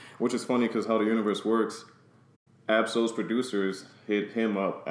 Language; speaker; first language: English; native; English